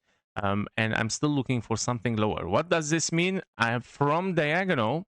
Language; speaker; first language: English; non-native, fluent; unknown